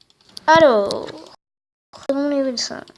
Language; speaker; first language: French; native; French